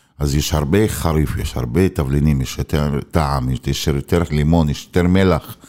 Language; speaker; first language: Hebrew; non-native, local second language; Arabic